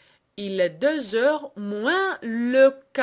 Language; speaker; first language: French; non-native, fluent; Greek